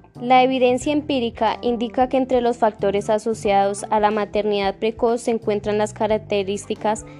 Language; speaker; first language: Spanish; native; Spanish